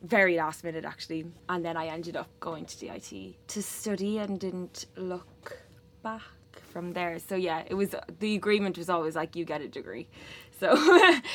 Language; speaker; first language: English; native; English